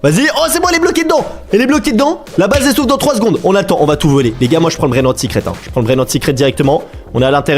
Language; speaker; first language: French; native; French